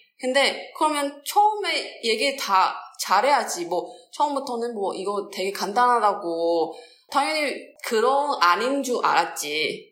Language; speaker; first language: Korean; non-native, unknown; Chinese